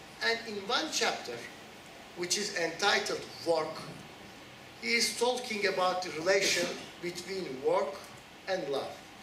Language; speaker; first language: English; non-native, fluent; Turkish